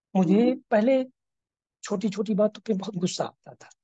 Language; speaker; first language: Hindi; native; Hindi